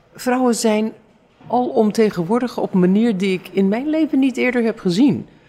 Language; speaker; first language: Dutch; non-native, fluent; English